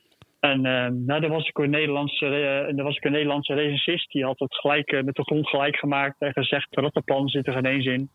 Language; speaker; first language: Dutch; native; Dutch